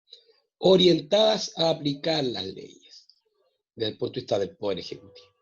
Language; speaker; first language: Spanish; native; Spanish